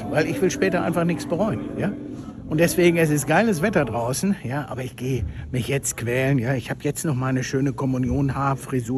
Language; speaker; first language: German; native; German